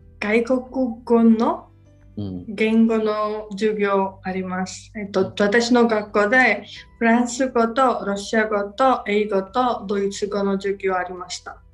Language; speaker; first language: Japanese; non-native, learner; Georgian